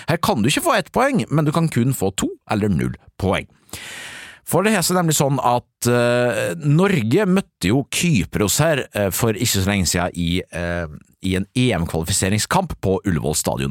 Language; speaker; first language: Norwegian; native; Norwegian